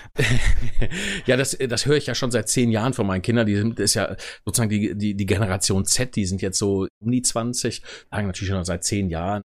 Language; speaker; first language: German; native; German